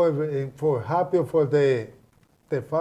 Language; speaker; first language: English; non-native, learner; Spanish